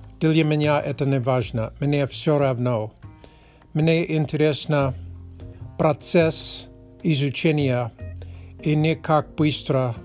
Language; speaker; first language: Russian; non-native, learner; Czech